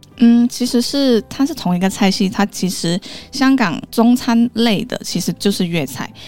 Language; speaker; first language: Chinese; non-native, local second language; Cantonese